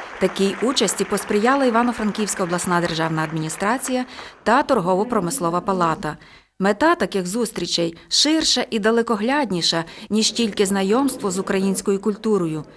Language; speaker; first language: Ukrainian; native; Ukrainian